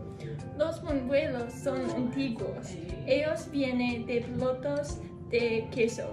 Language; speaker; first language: Spanish; non-native, learner; English